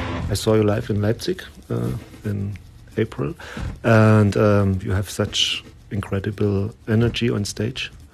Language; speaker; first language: English; non-native, learner; German